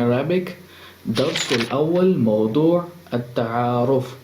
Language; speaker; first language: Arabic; non-native, fluent; Urdu